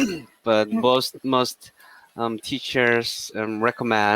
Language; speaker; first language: English; non-native, learner; Korean